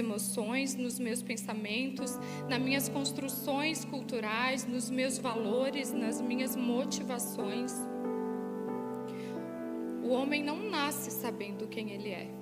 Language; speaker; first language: Portuguese; native; Portuguese